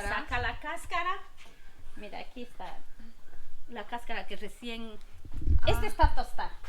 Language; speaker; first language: Spanish; native; Spanish